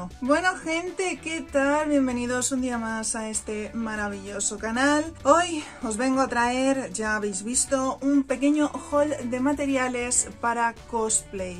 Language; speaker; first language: Spanish; native; Spanish